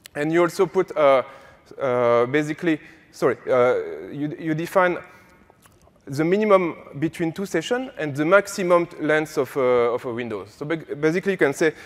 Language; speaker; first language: English; non-native, fluent; French